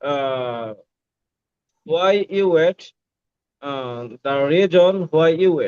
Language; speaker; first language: English; non-native, learner; Bangla